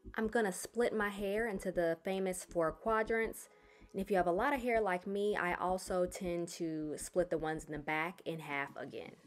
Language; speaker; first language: English; native; English